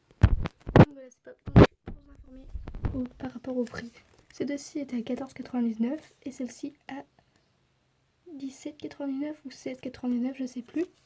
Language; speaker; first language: French; native; French